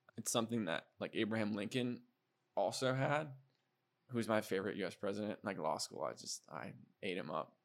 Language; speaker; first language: English; native; English